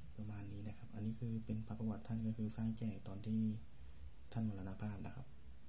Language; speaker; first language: Thai; native; Thai